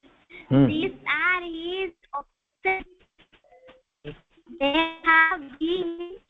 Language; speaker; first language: English; non-native, learner; Odia